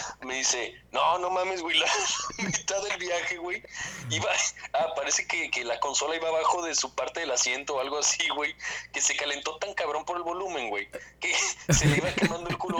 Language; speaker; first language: Spanish; native; Spanish